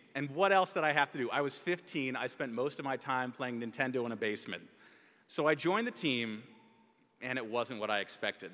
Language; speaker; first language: English; native; English